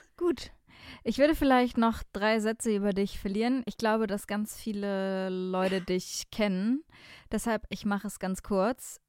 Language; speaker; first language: German; native; German